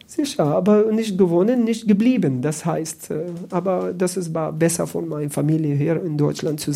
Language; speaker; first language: German; non-native, learner; Arabic